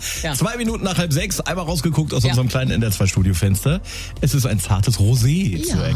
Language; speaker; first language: German; native; German